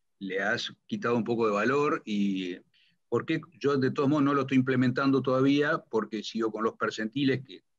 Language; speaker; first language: Spanish; native; Spanish